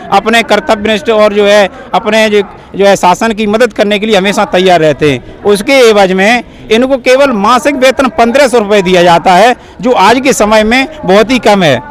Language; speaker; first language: Hindi; native; Hindi